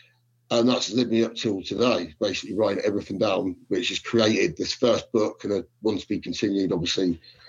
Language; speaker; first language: English; native; English